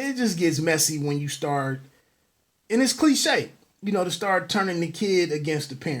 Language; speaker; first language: English; native; English